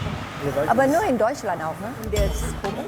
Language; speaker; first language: German; non-native, fluent; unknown